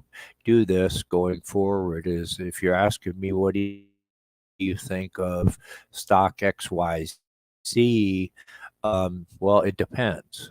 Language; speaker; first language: English; native; English